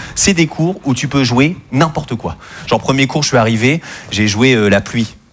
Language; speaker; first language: French; native; French